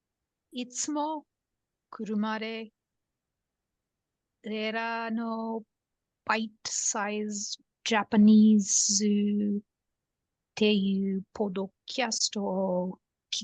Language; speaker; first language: Japanese; non-native, learner; English